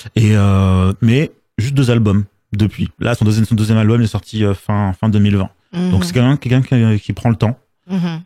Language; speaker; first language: French; native; French